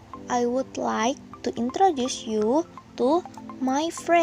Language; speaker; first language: English; non-native, fluent; Indonesian